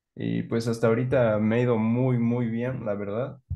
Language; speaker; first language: Spanish; native; Spanish